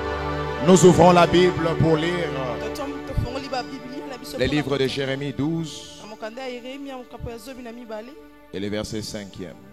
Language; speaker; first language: French; non-native, local second language; Lingala